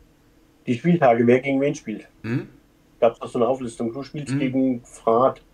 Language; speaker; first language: German; native; German